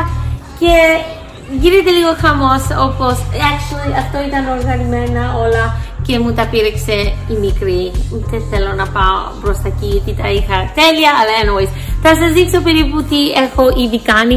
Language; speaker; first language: Greek; early bilingual, heritage; English